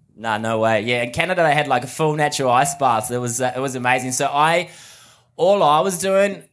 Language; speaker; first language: English; native; English